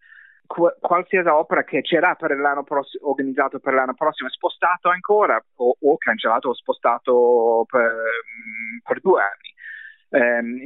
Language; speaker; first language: Italian; non-native, fluent; English